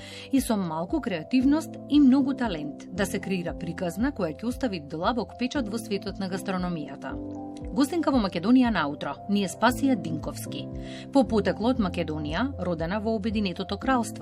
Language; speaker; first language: Macedonian; native; Macedonian